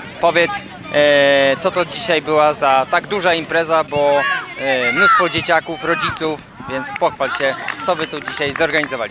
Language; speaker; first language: Polish; native; Polish